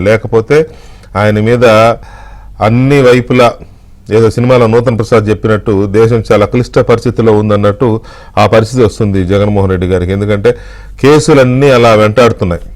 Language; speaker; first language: Telugu; native; Telugu